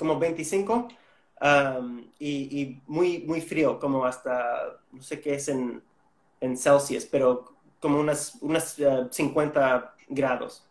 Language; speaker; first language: Spanish; non-native, fluent; English